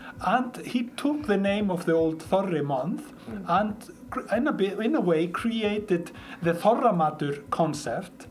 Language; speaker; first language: English; non-native, fluent; Icelandic